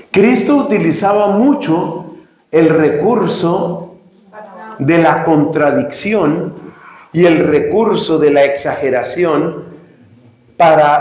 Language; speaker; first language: Spanish; native; Spanish